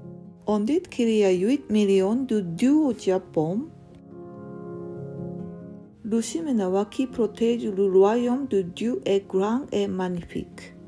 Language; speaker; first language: French; non-native, learner; Japanese